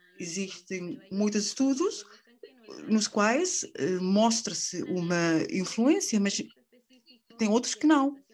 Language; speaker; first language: Portuguese; non-native, fluent; Spanish